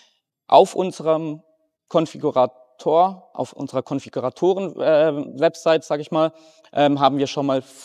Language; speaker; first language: German; native; German